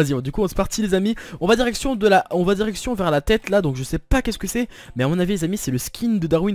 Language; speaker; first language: French; native; French